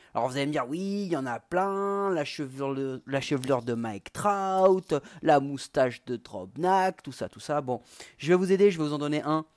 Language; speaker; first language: French; native; French